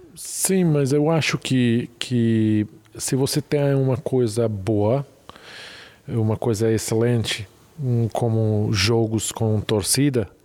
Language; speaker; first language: Portuguese; non-native, fluent; Hungarian